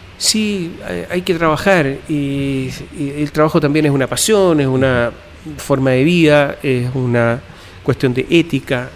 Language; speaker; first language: Spanish; native; Spanish